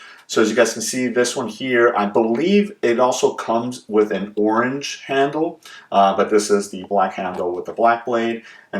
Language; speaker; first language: English; native; English